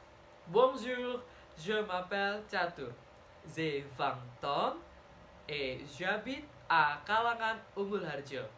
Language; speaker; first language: French; non-native, learner; Indonesian